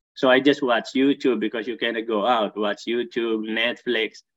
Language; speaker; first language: English; non-native, local second language; Filipino